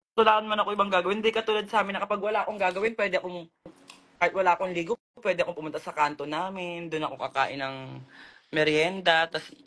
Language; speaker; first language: Filipino; native; Filipino